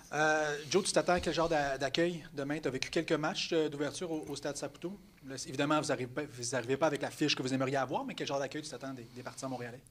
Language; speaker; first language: French; native; French